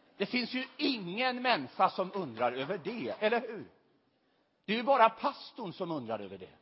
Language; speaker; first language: Swedish; native; Swedish